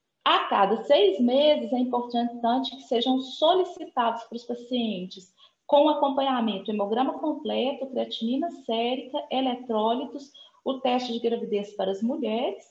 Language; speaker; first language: Portuguese; native; Portuguese